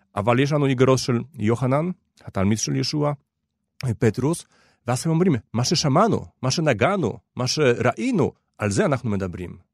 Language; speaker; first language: Hebrew; non-native, fluent; Polish